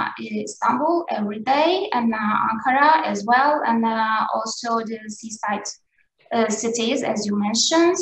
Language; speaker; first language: English; non-native, fluent; Turkish